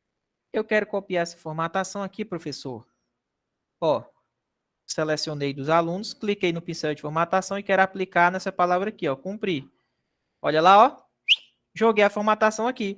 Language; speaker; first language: Portuguese; native; Portuguese